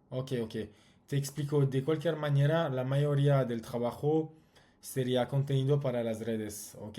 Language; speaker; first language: Spanish; non-native, learner; French